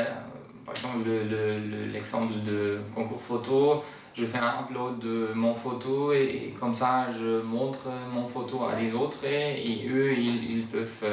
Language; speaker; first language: French; non-native, fluent; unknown